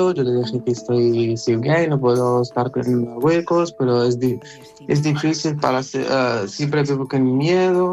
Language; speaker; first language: Spanish; non-native, learner; Arabic